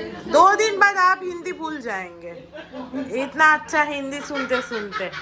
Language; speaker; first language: Hindi; non-native, local second language; Bangla